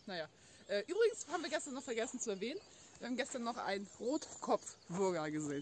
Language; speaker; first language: German; native; German